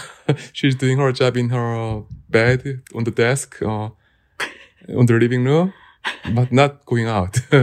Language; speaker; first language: English; non-native, learner; Korean